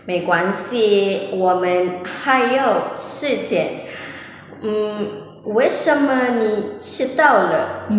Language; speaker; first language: Chinese; non-native, learner; Malay